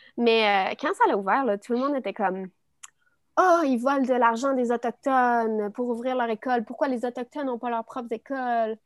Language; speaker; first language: French; native; French